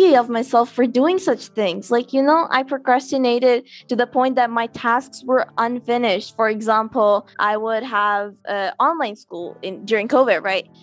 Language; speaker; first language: English; non-native, local second language; Urdu